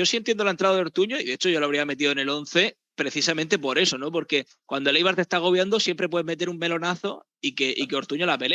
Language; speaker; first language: Spanish; native; Spanish